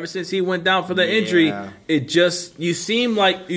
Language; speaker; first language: English; native; English